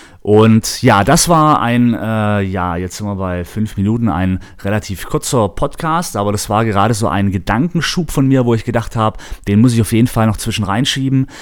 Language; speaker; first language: German; native; German